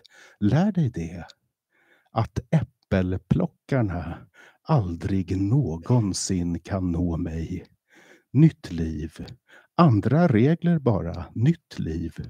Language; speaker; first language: Swedish; native; Swedish